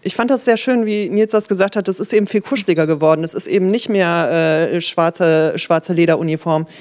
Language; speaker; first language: German; native; German